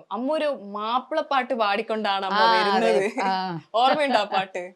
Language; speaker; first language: Malayalam; native; Malayalam